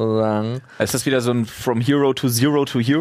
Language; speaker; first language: German; native; German